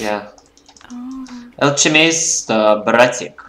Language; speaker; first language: Russian; native; Russian